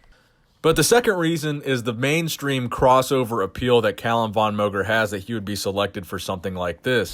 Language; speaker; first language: English; native; English